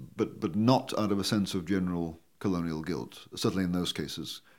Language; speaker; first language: English; native; English